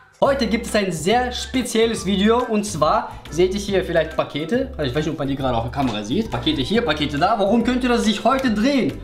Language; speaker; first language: German; early bilingual, other home language; Russian